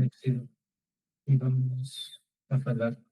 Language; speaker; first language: Portuguese; non-native, learner; Spanish